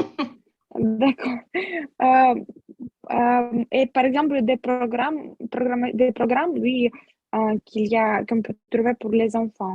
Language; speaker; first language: French; non-native, fluent; Russian